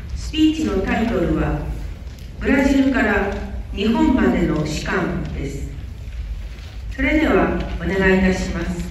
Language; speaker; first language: Japanese; native; Japanese